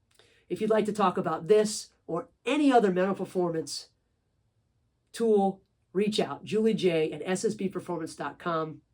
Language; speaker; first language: English; native; English